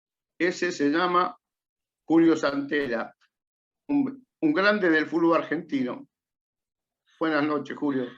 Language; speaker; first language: Spanish; native; Spanish